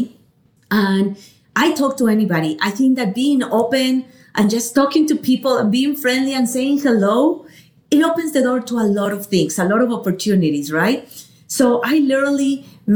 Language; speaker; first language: English; non-native, fluent; Spanish